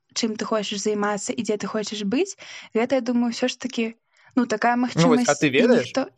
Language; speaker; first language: Belarusian; non-native, local second language; Russian